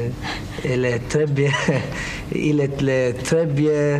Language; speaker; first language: French; non-native, learner; English